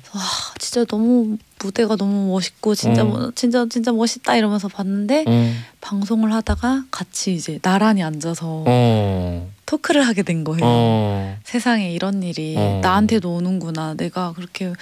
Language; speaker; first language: Korean; native; Korean